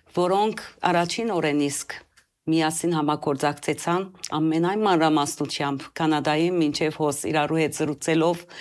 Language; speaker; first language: Armenian; early bilingual, heritage; Armenian